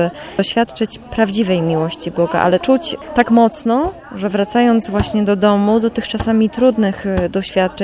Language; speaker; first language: Polish; native; Polish